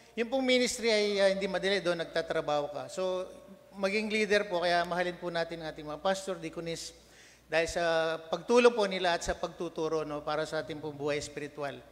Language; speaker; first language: Filipino; non-native, local second language; Pampanga